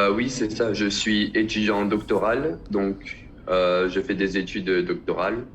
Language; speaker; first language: French; native; French